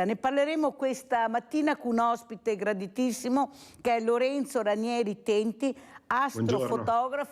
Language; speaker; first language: Italian; native; Italian